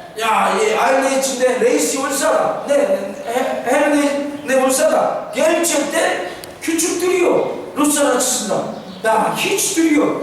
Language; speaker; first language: Turkish; non-native, fluent; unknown